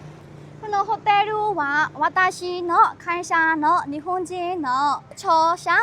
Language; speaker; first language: Japanese; non-native, learner; Burmese